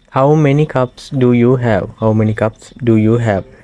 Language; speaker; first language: English; non-native, local second language; Sinhala